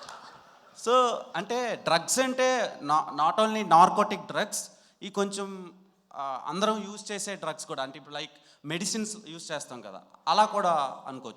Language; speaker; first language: Telugu; native; Telugu